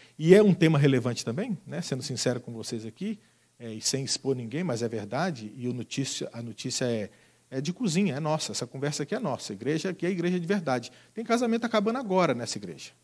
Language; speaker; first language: Portuguese; native; Portuguese